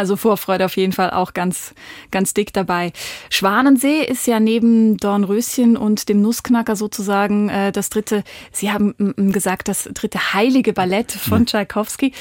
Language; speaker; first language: German; native; German